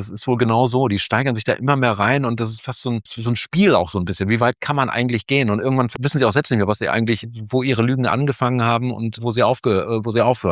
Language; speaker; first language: German; native; German